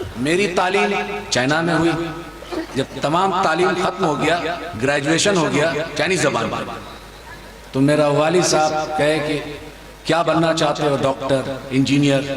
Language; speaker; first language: Hindi; non-native, fluent; Chinese